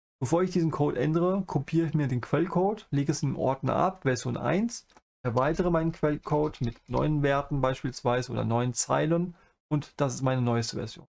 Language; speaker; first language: German; native; German